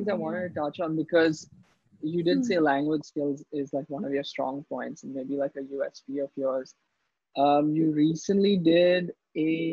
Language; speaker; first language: English; non-native, local second language; Hindi